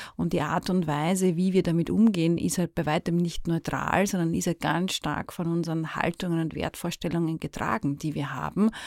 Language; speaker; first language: German; native; German